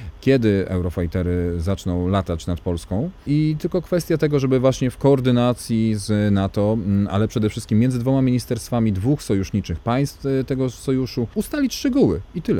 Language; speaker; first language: Polish; native; Polish